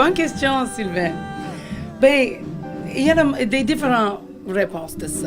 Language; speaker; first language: French; non-native, fluent; English